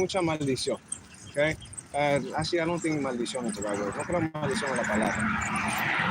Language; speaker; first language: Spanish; early bilingual, heritage; Spanish